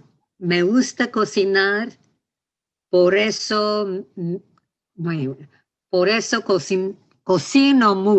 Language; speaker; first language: Spanish; non-native, learner; English